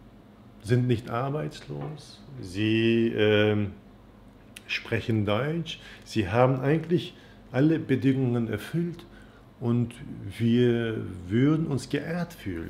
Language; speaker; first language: German; non-native, fluent; Turkish